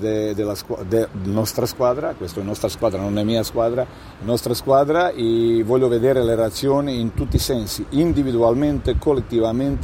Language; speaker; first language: Italian; non-native, fluent; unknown